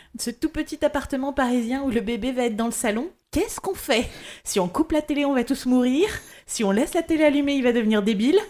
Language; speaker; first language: French; native; French